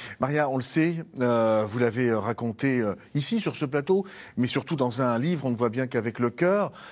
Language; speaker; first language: French; native; French